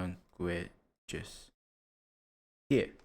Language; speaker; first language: English; non-native, learner; Japanese